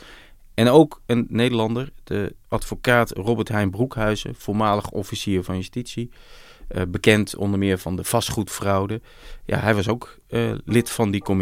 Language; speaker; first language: Dutch; native; Dutch